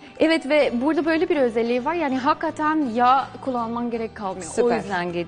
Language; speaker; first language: Turkish; non-native, fluent; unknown